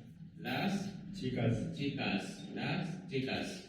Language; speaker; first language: Spanish; non-native, learner; Hindi